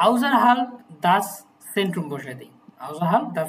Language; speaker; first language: German; non-native, fluent; Bangla